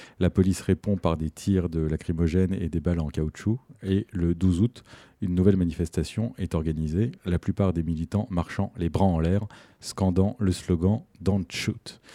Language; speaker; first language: French; native; French